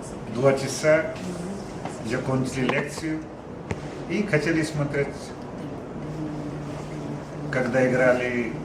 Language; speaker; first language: Russian; non-native, learner; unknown